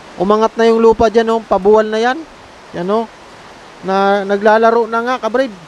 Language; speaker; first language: Filipino; native; Filipino